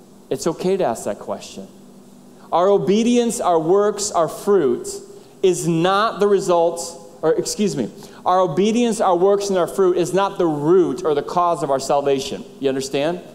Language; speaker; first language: English; native; English